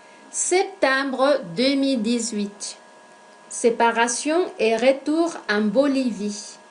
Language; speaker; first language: French; non-native, fluent; Spanish